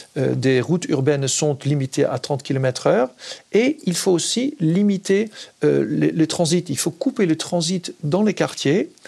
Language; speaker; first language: French; non-native, fluent; Dutch